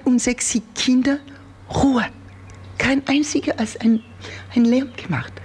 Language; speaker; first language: German; non-native, fluent; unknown